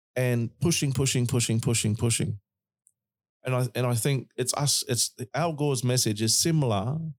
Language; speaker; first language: English; native; English